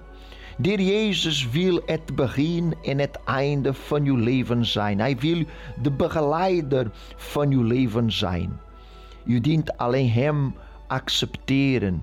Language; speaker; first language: Dutch; non-native, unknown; Portuguese